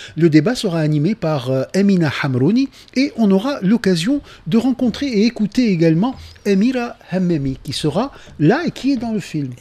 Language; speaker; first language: French; non-native, local second language; Arabic